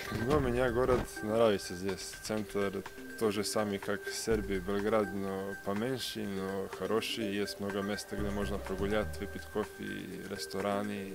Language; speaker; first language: Russian; non-native, learner; Serbian